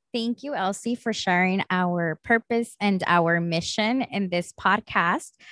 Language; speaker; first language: English; early bilingual, other home language; Spanish